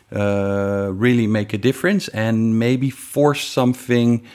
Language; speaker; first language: English; non-native, fluent; Dutch